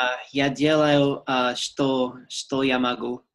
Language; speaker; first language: Russian; non-native, learner; English